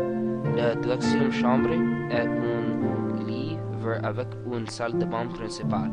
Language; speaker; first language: French; non-native, learner; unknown